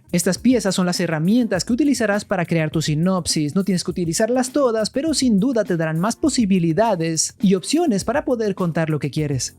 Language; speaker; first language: Spanish; native; Spanish